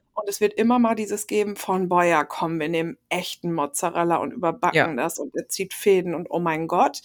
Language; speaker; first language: German; native; German